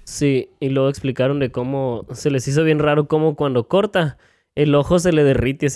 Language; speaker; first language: Spanish; native; Spanish